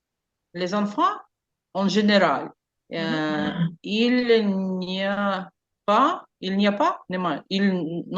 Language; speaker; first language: French; non-native, learner; Ukrainian